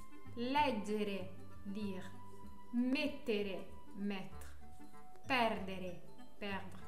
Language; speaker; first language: Italian; non-native, fluent; French